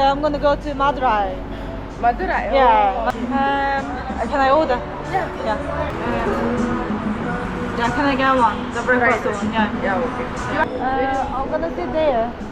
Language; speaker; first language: English; non-native, learner; Korean